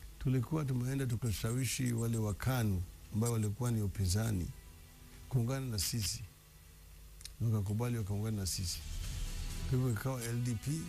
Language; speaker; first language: Swahili; non-native, local second language; Luo (Kenya and Tanzania)